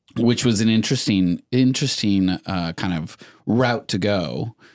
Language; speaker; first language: English; early bilingual, other home language; Spanish